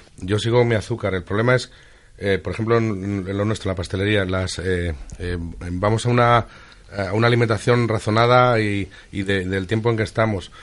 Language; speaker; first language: Spanish; native; Spanish